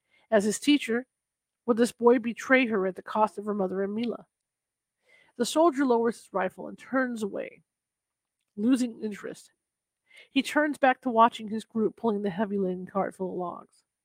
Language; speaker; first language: English; native; English